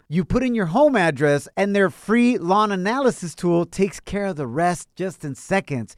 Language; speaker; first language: English; non-native, fluent; Spanish